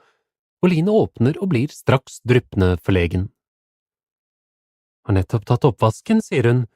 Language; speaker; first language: Norwegian; native; Norwegian